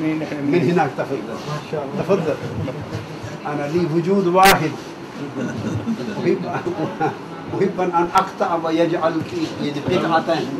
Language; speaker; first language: Arabic; non-native, learner; Urdu